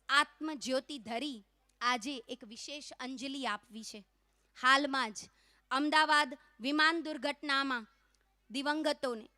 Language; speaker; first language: Gujarati; non-native, local second language; Kachhi